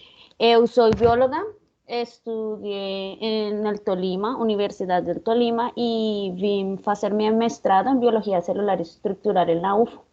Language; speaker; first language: Portuguese; non-native, learner; Spanish